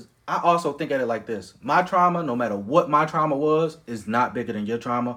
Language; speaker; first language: English; native; English